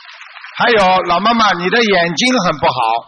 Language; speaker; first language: Chinese; native; Chinese